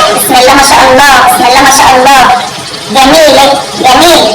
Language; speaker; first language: Arabic; native; Arabic